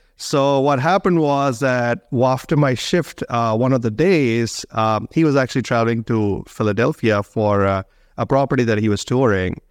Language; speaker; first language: English; non-native, local second language; Hindi